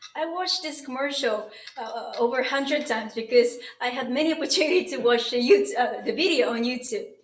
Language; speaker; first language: English; non-native, fluent; Japanese